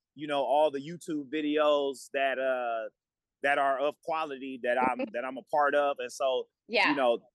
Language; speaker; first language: English; native; English